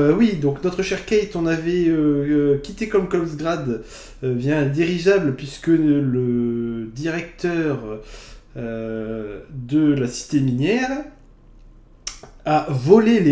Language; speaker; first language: French; native; French